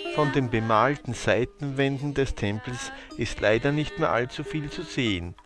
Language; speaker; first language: German; native; German